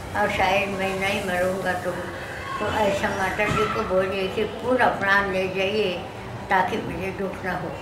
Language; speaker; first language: Hindi; non-native, local second language; Marathi